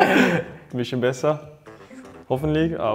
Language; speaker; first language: German; non-native, learner; Danish